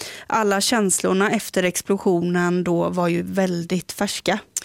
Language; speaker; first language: Swedish; native; Swedish